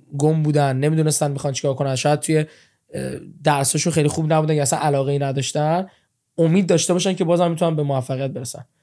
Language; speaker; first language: Persian; early bilingual, heritage; Persian